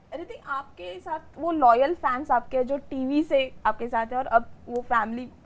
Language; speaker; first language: Hindi; native; Hindi